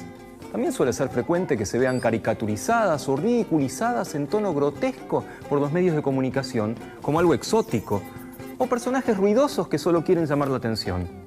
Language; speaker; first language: Spanish; native; Spanish